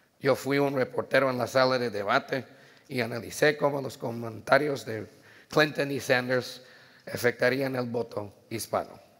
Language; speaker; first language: Spanish; early bilingual, heritage; Spanish